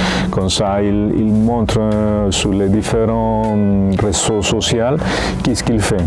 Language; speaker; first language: French; non-native, fluent; Spanish